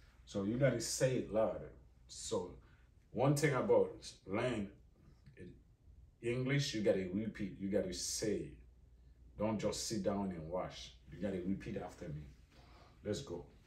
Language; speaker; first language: English; non-native, fluent; Haitian Creole